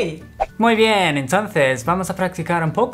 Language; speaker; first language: Spanish; non-native, fluent; English